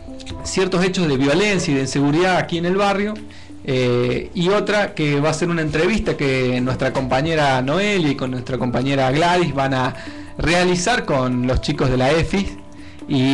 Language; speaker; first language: Spanish; native; Spanish